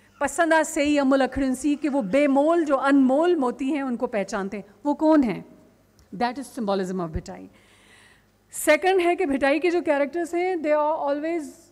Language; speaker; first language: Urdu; non-native, local second language; Sindhi